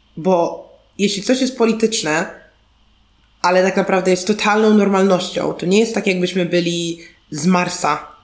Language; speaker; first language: Polish; native; Polish